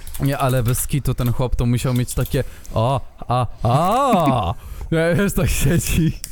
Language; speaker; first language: Polish; native; Polish